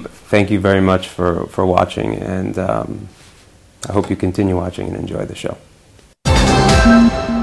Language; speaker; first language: English; early bilingual, other home language; Polish